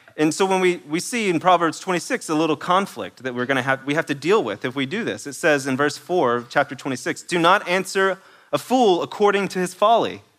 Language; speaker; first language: English; native; English